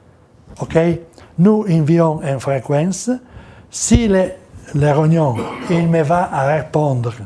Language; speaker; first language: French; non-native, learner; Italian